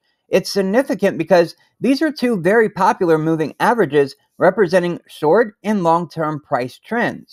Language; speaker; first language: English; native; English